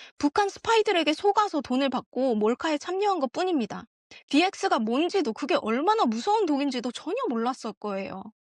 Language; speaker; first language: Korean; early bilingual, heritage; Korean